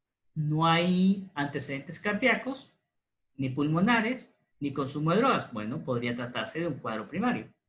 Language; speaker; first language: Spanish; native; Spanish